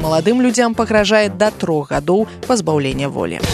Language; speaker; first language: Belarusian; native; Belarusian